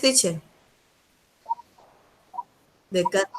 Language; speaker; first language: English; non-native, learner; Spanish